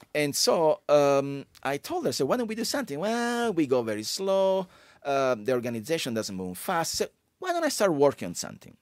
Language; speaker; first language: English; non-native, fluent; Italian